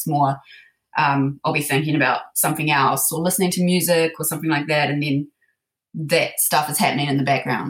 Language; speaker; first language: English; native; English